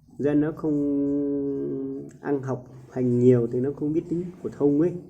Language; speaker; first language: Vietnamese; non-native, local second language; Hmong